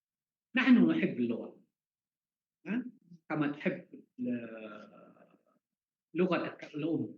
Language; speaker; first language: Arabic; non-native, fluent; Malay